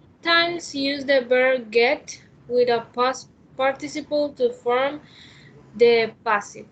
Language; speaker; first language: English; non-native, learner; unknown